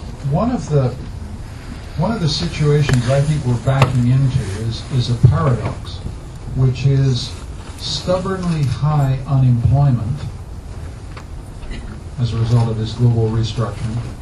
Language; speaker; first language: English; native; English